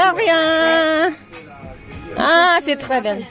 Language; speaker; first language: French; non-native, learner; Iloko